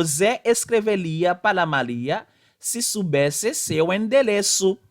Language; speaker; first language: Portuguese; non-native, fluent; Haitian Creole